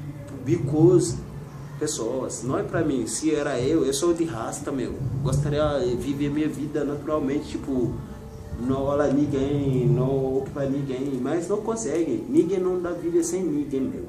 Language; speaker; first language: Portuguese; non-native, learner; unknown